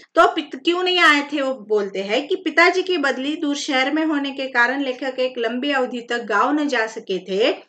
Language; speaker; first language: Hindi; non-native, local second language; Marathi